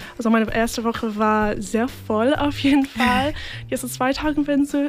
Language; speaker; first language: German; non-native, fluent; English